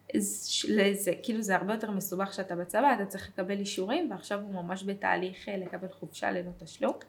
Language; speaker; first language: Hebrew; native; Hebrew